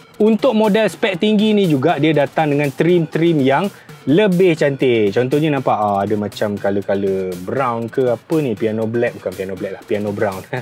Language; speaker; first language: Malay; native; Malay